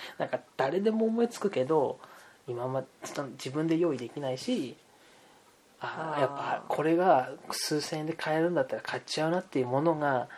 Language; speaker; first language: Japanese; native; Japanese